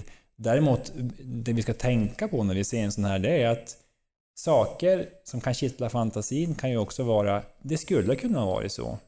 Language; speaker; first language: Swedish; native; Swedish